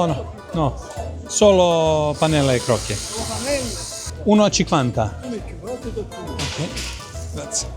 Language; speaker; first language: Italian; non-native, learner; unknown